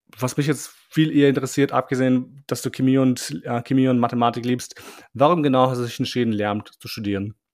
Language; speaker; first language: German; early bilingual, other home language; Albanian